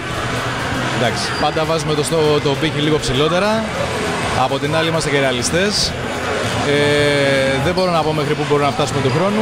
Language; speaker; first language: Greek; native; Greek